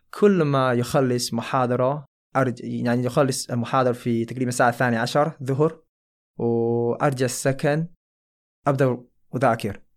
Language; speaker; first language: Arabic; non-native, fluent; Chinese